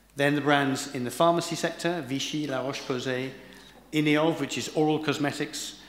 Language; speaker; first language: English; native; English